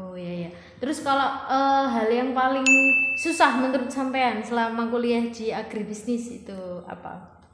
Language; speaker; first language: Indonesian; non-native, local second language; Javanese